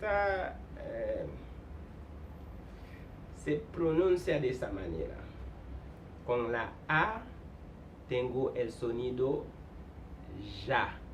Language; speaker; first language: Spanish; non-native, fluent; Haitian Creole